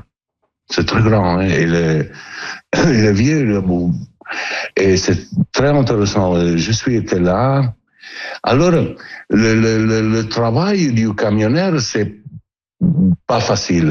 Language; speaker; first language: French; non-native, fluent; Italian